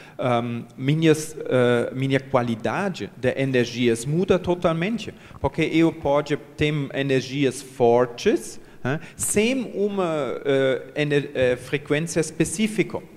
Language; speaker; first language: Portuguese; non-native, learner; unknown